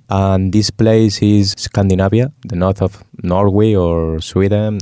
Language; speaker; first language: English; non-native, fluent; Spanish